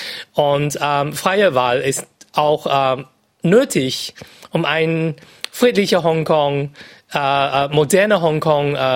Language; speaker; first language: German; non-native, fluent; Cantonese